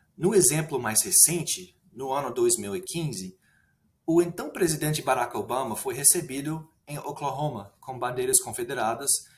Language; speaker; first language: Portuguese; non-native, fluent; English